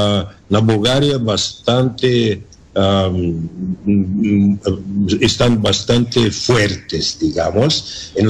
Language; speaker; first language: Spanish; non-native, learner; Bulgarian